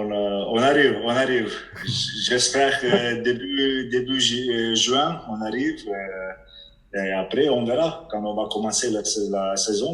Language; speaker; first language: French; non-native, fluent; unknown